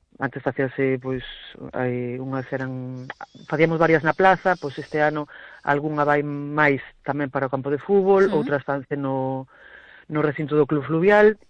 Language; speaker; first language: Galician; native; Galician